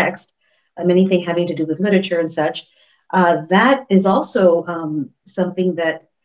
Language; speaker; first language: English; early bilingual, other home language; Spanish